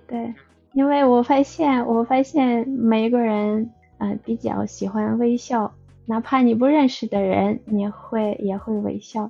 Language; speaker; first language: Chinese; non-native, fluent; Russian